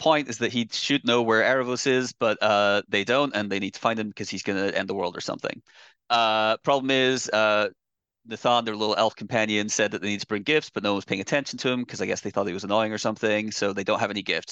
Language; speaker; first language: English; native; English